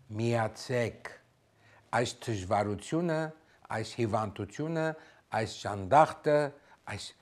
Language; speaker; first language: Armenian; native; Armenian